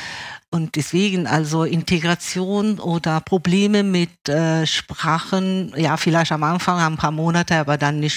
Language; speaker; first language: German; early bilingual, other home language; Italian